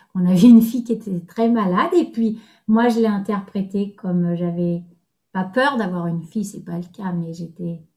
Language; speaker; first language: French; native; French